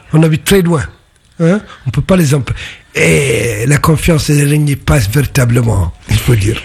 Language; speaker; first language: French; non-native, local second language; Arabic